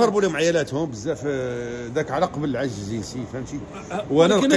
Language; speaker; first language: Arabic; native; Arabic